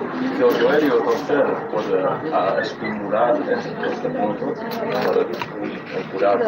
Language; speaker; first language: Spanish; non-native, learner; Chinese